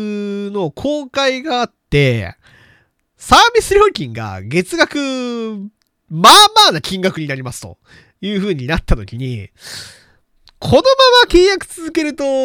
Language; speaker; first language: Japanese; native; Japanese